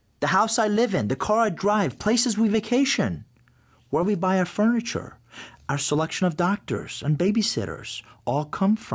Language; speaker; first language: English; non-native, fluent; Persian